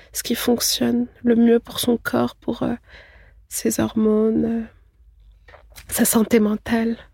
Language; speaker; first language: French; non-native, local second language; Arabic